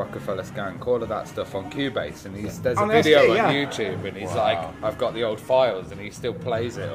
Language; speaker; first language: English; native; English